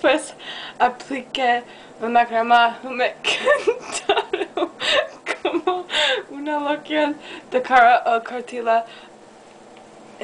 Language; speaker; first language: Spanish; non-native, learner; English